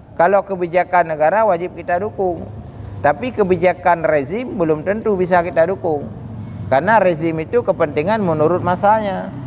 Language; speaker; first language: Malay; non-native, local second language; Achinese